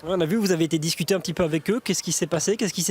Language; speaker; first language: French; native; French